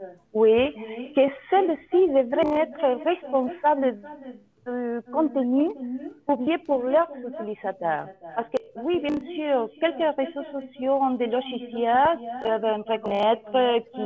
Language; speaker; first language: French; non-native, learner; Spanish